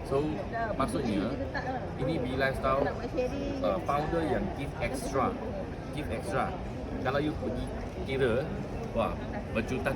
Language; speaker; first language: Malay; non-native, local second language; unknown